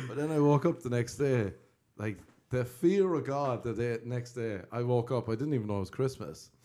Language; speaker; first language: English; native; English